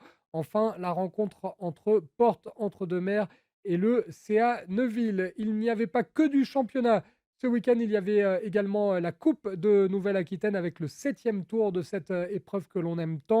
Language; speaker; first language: French; native; French